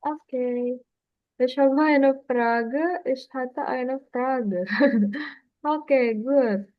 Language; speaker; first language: German; non-native, fluent; Indonesian